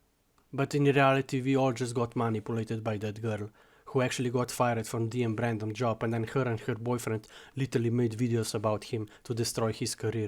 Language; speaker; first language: English; non-native, fluent; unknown